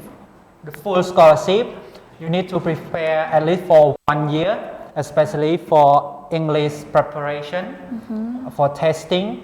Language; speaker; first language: English; non-native, fluent; Khmer